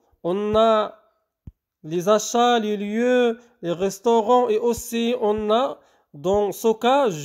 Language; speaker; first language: French; non-native, local second language; Arabic